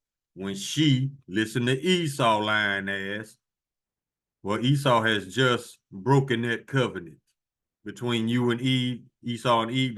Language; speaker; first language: English; native; English